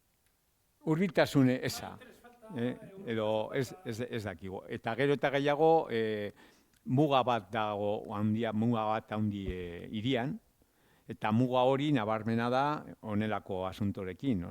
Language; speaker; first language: Basque; non-native, local second language; Spanish